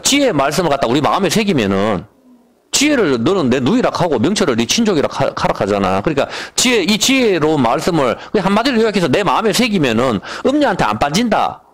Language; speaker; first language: Korean; native; Korean